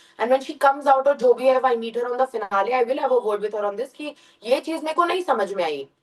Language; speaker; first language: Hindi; early bilingual, heritage; Hindi